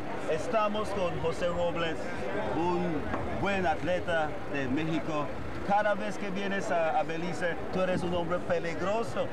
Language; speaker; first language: Spanish; non-native, learner; English